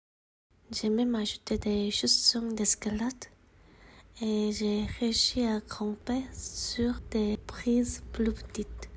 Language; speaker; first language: French; non-native, fluent; Korean